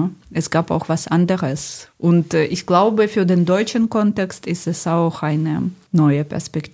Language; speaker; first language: German; non-native, fluent; Ukrainian